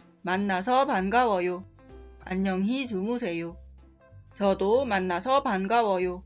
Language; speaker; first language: Korean; non-native, fluent; Spanish